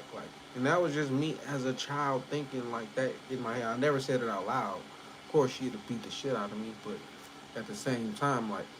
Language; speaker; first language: English; native; English